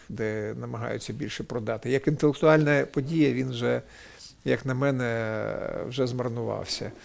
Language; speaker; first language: Ukrainian; non-native, local second language; Russian